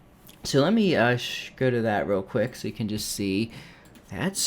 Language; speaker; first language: English; native; English